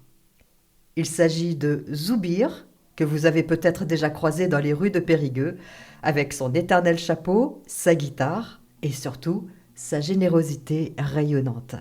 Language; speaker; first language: French; native; French